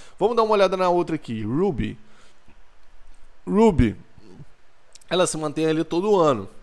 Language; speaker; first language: Portuguese; native; Portuguese